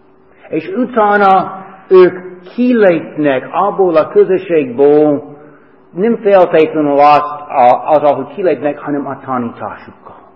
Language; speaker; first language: Hungarian; non-native, fluent; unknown